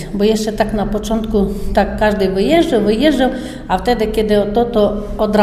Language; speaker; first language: Polish; non-native, learner; Ukrainian